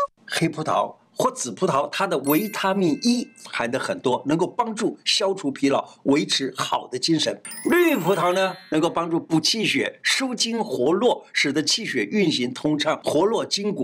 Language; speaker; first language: Chinese; native; Chinese